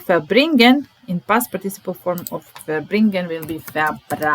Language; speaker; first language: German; non-native, fluent; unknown